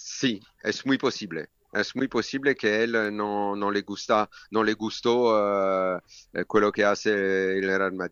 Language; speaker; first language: Spanish; non-native, learner; French